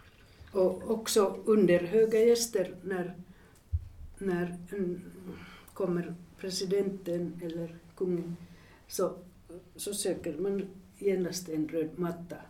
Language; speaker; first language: Swedish; non-native, fluent; Finnish